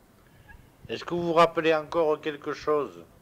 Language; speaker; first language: French; native; French